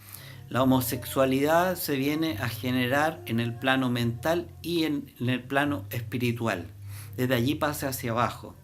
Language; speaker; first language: Spanish; native; Spanish